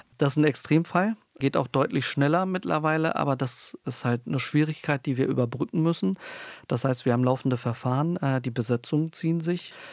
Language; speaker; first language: German; early bilingual, other home language; Turkish